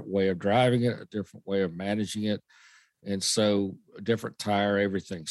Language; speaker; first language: English; native; English